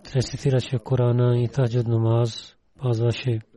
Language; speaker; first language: Bulgarian; non-native, learner; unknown